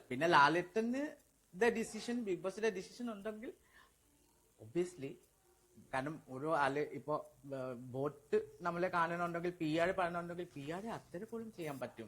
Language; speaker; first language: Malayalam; non-native, local second language; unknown